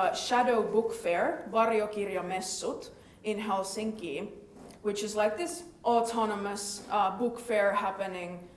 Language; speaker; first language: English; non-native, fluent; Finnish